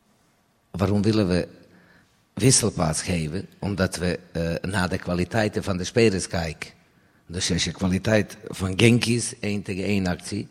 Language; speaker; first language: Dutch; non-native, fluent; Serbian